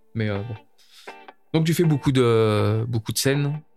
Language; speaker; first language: French; native; French